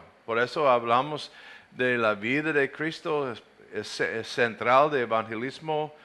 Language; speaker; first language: Spanish; non-native, fluent; English